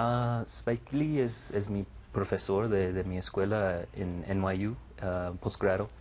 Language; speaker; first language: Spanish; non-native, learner; English